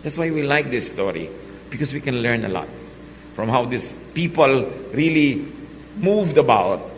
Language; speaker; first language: English; non-native, local second language; Filipino